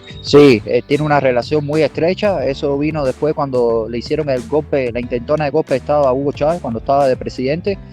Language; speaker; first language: Spanish; native; Spanish